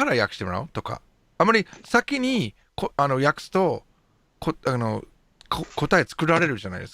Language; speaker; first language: Japanese; non-native, fluent; English